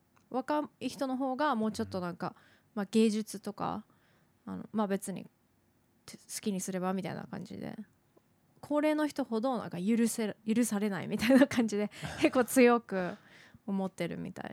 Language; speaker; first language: Japanese; native; Japanese